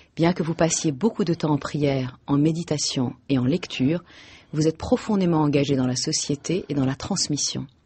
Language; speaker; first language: French; native; French